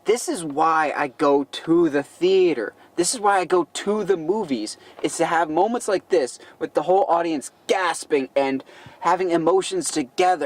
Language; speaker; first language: English; native; English